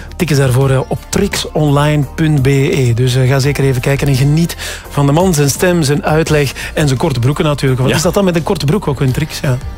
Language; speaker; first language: Dutch; native; Dutch